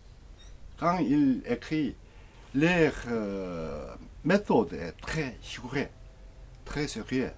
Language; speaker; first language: French; non-native, learner; Korean